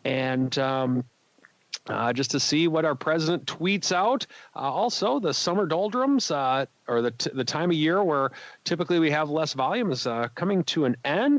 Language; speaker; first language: English; native; English